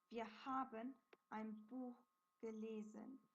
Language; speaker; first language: German; non-native, fluent; English